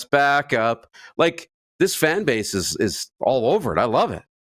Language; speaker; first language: English; native; English